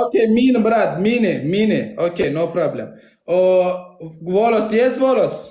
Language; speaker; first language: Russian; non-native, learner; Turkmen